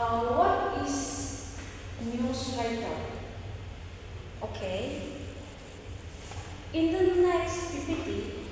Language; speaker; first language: English; non-native, learner; Indonesian